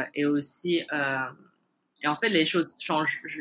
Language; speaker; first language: French; native; French